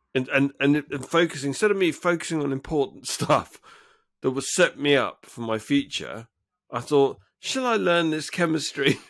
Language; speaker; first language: English; native; English